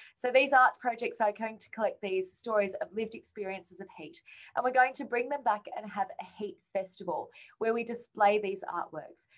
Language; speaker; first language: English; native; English